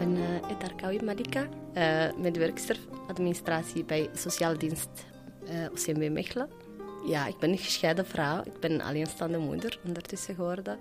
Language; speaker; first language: Dutch; non-native, fluent; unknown